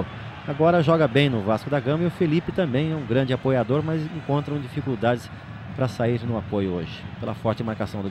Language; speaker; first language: Portuguese; native; Portuguese